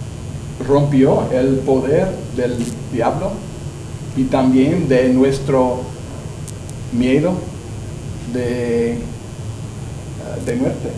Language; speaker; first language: Spanish; non-native, learner; English